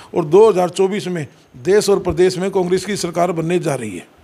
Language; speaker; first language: Hindi; native; Hindi